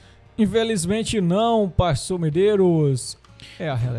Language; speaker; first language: Portuguese; native; Portuguese